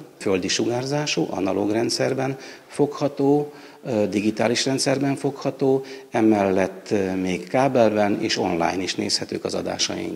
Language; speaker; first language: Hungarian; native; Hungarian